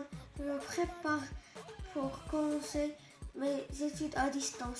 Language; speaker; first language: French; non-native, learner; Arabic